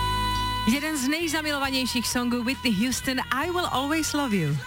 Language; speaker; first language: Czech; native; Czech